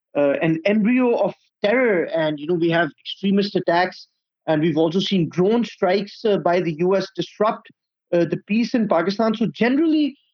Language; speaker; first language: English; non-native, local second language; Urdu